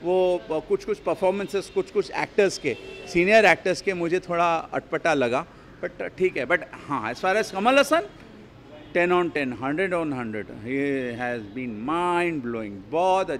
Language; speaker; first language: Hindi; native; Hindi